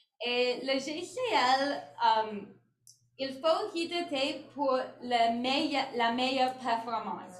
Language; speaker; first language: French; non-native, learner; English